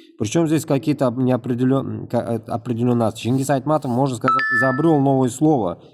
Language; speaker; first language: Russian; non-native, local second language; Tatar